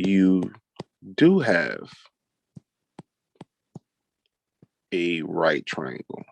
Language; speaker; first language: English; native; English